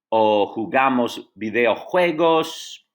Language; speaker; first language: Spanish; non-native, fluent; English